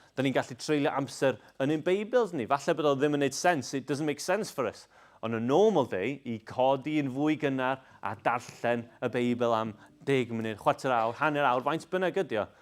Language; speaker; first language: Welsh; non-native, local second language; English